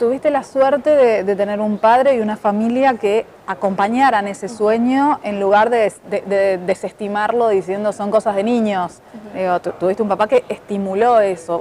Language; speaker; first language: Spanish; native; Spanish